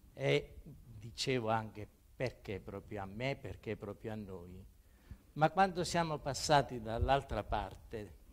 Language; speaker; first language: Italian; native; Italian